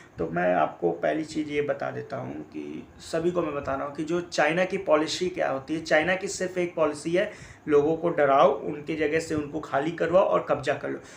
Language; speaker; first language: Hindi; native; Hindi